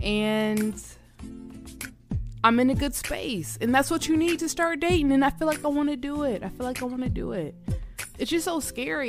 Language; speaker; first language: English; native; English